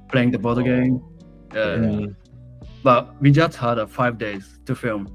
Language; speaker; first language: English; non-native, learner; Japanese